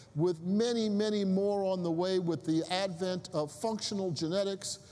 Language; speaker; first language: English; native; English